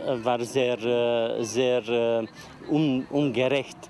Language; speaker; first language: German; non-native, local second language; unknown